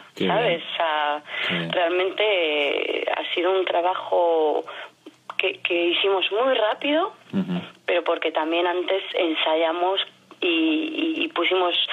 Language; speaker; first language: Spanish; non-native, fluent; French